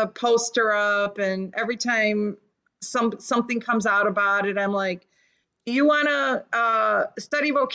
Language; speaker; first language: English; early bilingual, other home language; Lithuanian